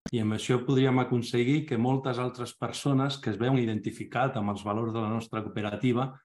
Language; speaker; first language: Catalan; non-native, local second language; Spanish